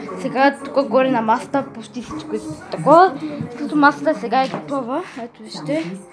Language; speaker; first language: Bulgarian; early bilingual, heritage; Bulgarian